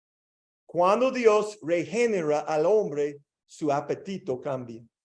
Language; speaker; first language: Spanish; non-native, learner; English